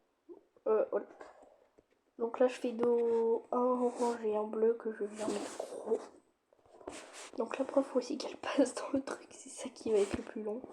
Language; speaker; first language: French; native; French